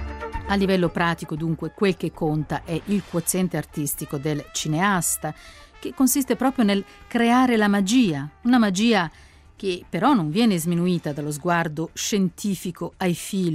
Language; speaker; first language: Italian; native; Italian